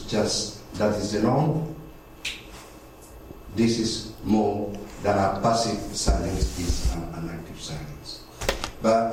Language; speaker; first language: English; non-native, fluent; Spanish